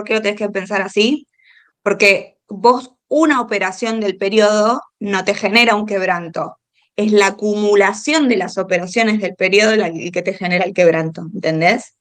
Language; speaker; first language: Spanish; native; Spanish